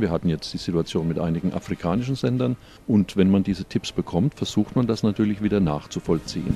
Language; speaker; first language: German; native; German